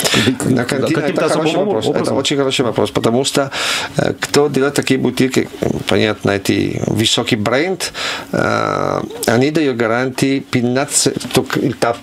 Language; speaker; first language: Russian; non-native, learner; Italian